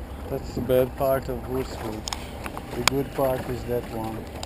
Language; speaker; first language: English; non-native, fluent; Italian